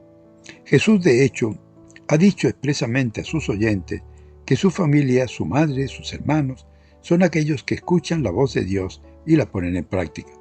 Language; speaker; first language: Spanish; native; Spanish